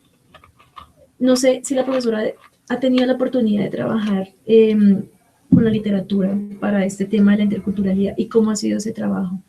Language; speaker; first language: Spanish; native; Spanish